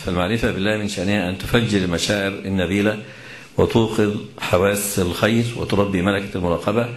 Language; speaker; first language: Arabic; native; Arabic